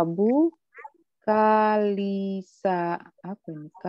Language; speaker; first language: Indonesian; native; Indonesian